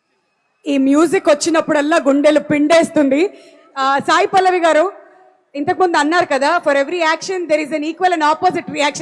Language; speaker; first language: Telugu; native; Telugu